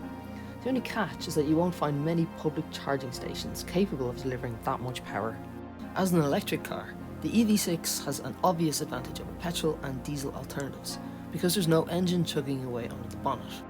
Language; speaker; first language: English; native; English